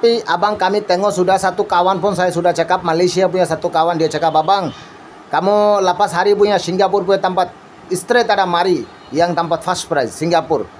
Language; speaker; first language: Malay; non-native, learner; Bangla